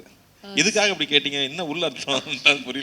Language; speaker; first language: Tamil; native; Tamil